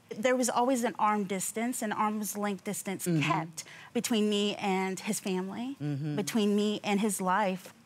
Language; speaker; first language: English; native; English